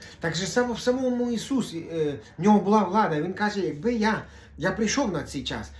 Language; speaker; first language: Ukrainian; non-native, local second language; Russian